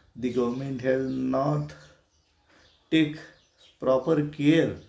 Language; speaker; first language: English; non-native, local second language; Marathi